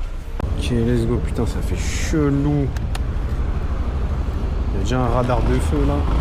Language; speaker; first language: French; native; French